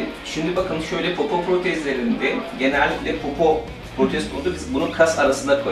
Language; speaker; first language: Turkish; native; Turkish